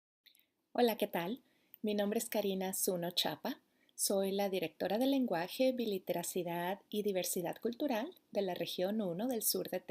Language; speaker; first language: Spanish; native; Spanish